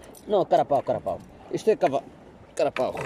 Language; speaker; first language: Portuguese; non-native, learner; Bangla